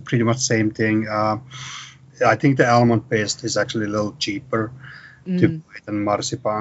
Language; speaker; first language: English; non-native, fluent; Finnish